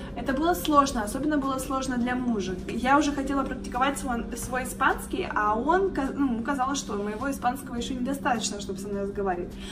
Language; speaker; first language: Russian; native; Russian